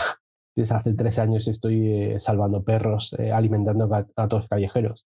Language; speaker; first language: Spanish; early bilingual, other home language; Chinese